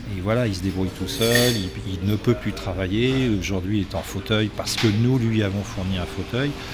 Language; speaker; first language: French; native; French